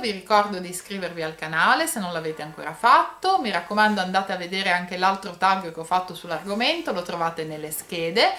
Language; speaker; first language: Italian; native; Italian